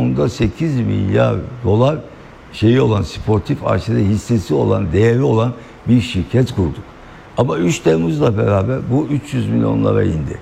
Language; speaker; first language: Turkish; native; Turkish